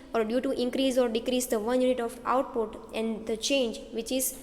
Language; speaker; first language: English; non-native, local second language; Gujarati